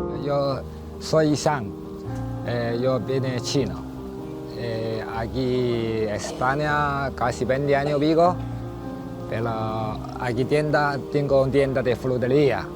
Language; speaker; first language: Spanish; non-native, learner; Chinese